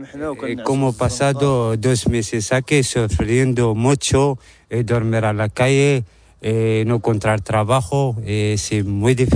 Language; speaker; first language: Spanish; non-native, learner; Arabic